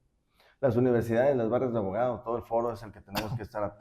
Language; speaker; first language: Spanish; native; Spanish